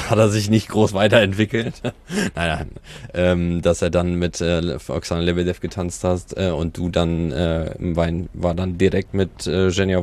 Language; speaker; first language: German; native; German